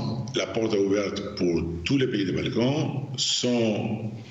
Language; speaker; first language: French; non-native, fluent; Albanian